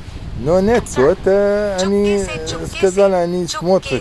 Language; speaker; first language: Russian; non-native, learner; Arabic